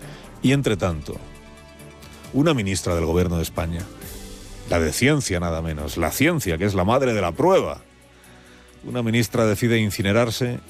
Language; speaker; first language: Spanish; native; Spanish